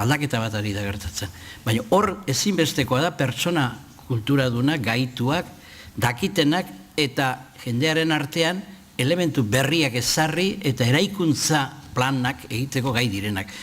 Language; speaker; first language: Basque; native; Basque